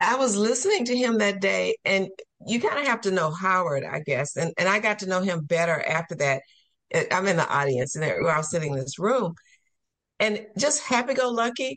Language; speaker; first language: English; native; English